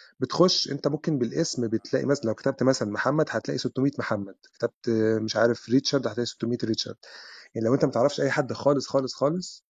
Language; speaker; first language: Arabic; native; Arabic